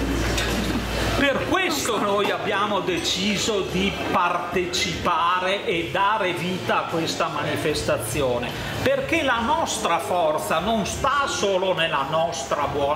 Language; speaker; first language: Italian; native; Italian